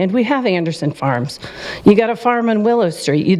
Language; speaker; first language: English; native; English